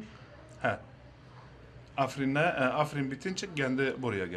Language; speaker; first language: Turkish; non-native, fluent; Arabic